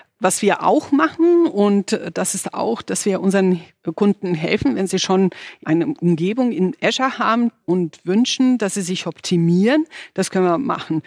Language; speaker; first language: German; non-native, fluent; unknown